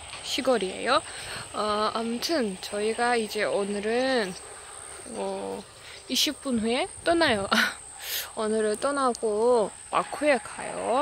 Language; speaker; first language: Korean; non-native, learner; Azerbaijani